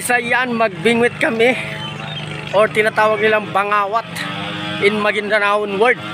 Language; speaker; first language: Filipino; non-native, local second language; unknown